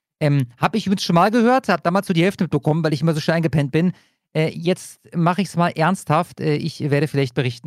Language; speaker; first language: German; native; German